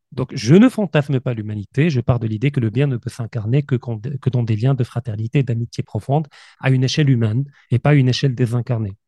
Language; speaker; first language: French; non-native, local second language; Arabic